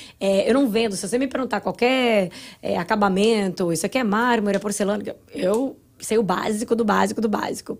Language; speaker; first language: Portuguese; native; Portuguese